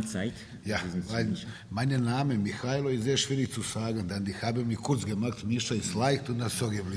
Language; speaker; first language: German; non-native, learner; Serbian